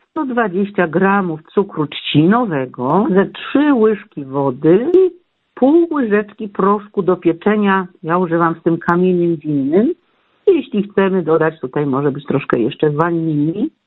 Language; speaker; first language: Polish; native; Polish